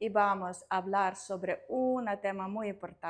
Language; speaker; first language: Spanish; non-native, learner; Russian